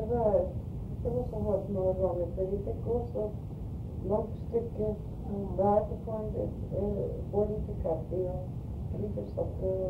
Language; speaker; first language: Swedish; early bilingual, heritage; Swedish